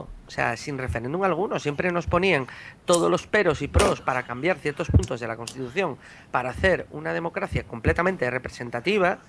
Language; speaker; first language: Spanish; native; Spanish